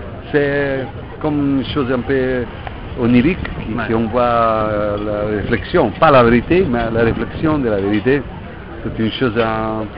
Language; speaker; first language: French; non-native, fluent; Italian